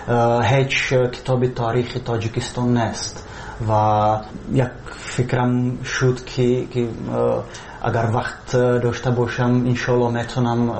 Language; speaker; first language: Persian; non-native, fluent; Czech